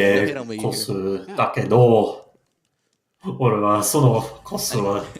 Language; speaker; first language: Japanese; non-native, learner; English